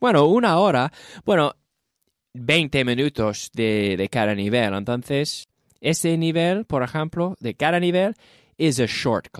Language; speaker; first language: Spanish; non-native, fluent; English